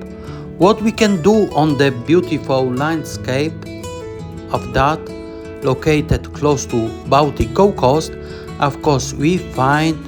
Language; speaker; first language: English; non-native, learner; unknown